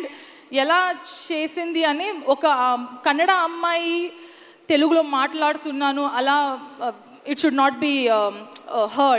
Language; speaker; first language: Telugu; non-native, learner; Kannada